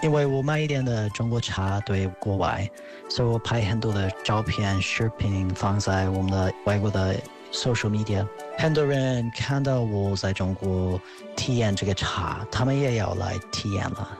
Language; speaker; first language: Chinese; non-native, fluent; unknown